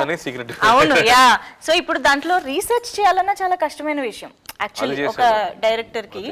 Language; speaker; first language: Telugu; native; Telugu